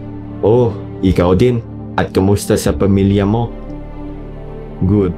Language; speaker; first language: Filipino; non-native, learner; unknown